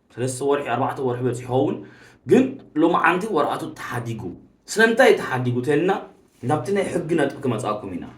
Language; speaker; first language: Tigrinya; early bilingual, heritage; Tigrinya